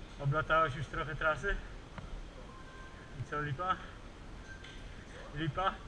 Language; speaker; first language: Polish; native; Polish